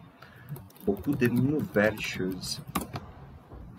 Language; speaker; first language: French; non-native, fluent; Portuguese